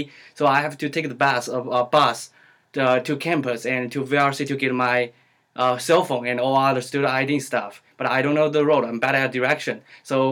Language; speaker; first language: English; non-native, learner; Chinese